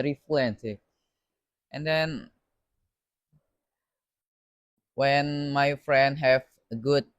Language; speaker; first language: English; non-native, learner; Indonesian